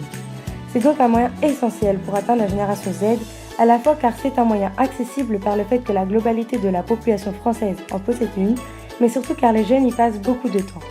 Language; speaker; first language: French; native; French